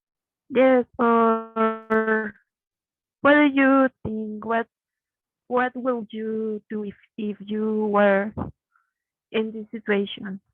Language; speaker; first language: English; non-native, learner; Spanish